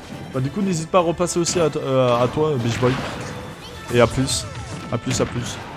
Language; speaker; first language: French; native; French